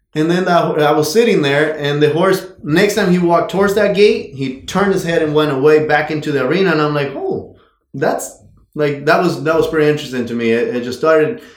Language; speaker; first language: English; non-native, fluent; Spanish